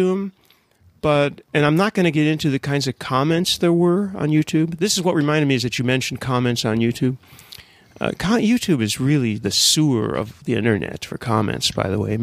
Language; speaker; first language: English; native; English